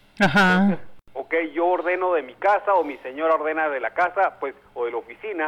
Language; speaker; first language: Spanish; native; Spanish